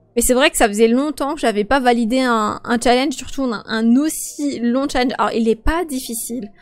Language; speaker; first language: French; native; French